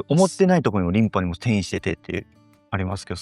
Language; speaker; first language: Japanese; native; Japanese